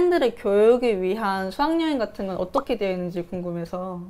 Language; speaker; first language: Korean; native; Korean